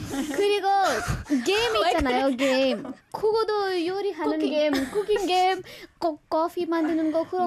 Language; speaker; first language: Korean; non-native, fluent; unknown